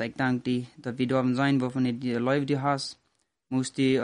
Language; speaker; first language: German; non-native, learner; Plautdietsch